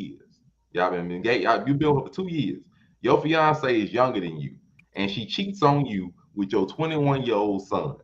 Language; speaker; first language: English; native; English